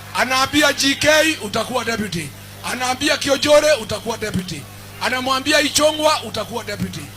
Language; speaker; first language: Swahili; non-native, local second language; Kikuyu